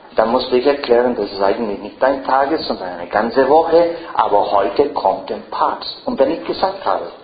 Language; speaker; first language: German; non-native, fluent; English